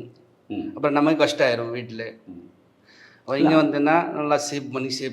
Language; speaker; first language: Tamil; non-native, learner; Hindi